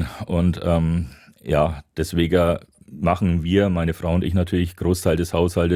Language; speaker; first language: German; native; German